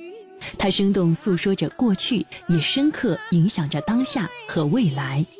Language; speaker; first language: Chinese; native; Chinese